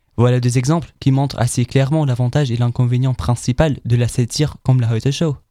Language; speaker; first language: French; non-native, fluent; German